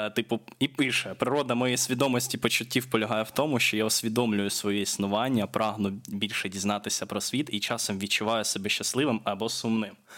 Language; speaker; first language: Ukrainian; non-native, local second language; Russian